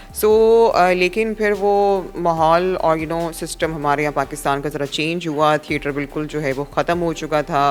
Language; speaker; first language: Urdu; non-native, local second language; Punjabi